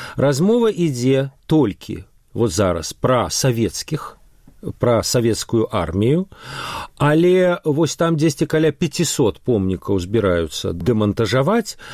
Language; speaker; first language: Belarusian; non-native, local second language; Russian